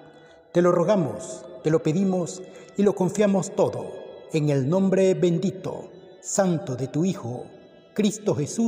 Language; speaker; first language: Spanish; native; Spanish